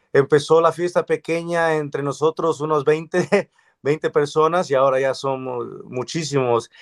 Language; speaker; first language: Spanish; early bilingual, other home language; English